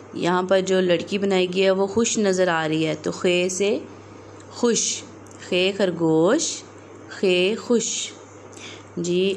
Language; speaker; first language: Urdu; non-native, local second language; Punjabi